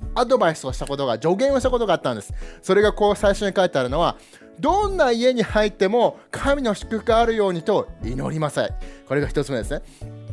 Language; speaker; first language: Japanese; early bilingual, other home language; English